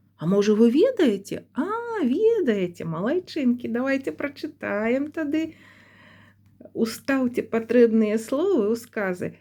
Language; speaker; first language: Belarusian; non-native, local second language; Russian